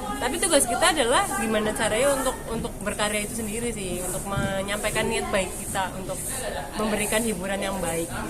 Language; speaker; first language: Indonesian; non-native, local second language; Javanese